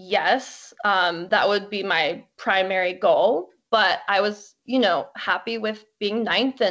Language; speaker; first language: English; native; English